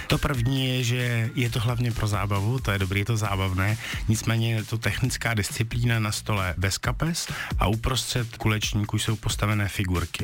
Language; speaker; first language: Czech; native; Czech